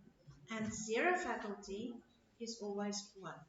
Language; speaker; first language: English; non-native, local second language; Afrikaans